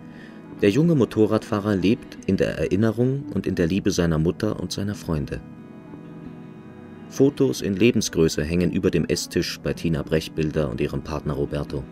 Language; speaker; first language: German; native; German